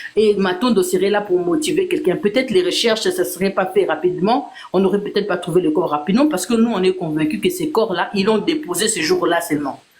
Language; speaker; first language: French; non-native, local second language; Lingala